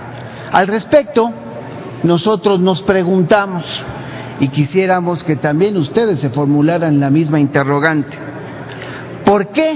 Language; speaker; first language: Spanish; native; Spanish